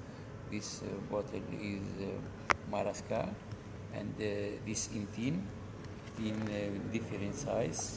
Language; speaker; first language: English; non-native, learner; Arabic